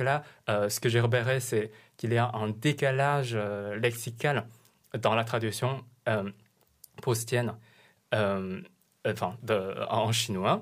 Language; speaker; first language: French; non-native, fluent; Chinese